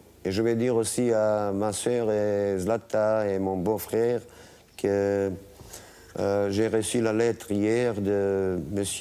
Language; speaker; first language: French; non-native, fluent; Bosnian